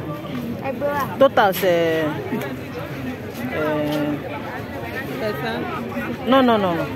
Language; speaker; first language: French; non-native, learner; Yoruba